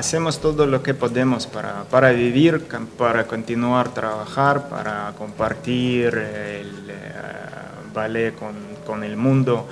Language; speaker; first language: Spanish; non-native, fluent; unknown